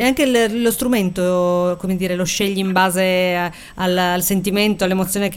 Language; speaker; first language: Italian; native; Italian